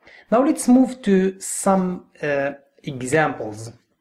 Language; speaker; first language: English; non-native, fluent; Arabic